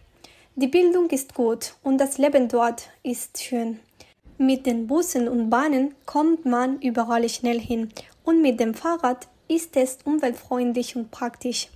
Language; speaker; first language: German; non-native, learner; Spanish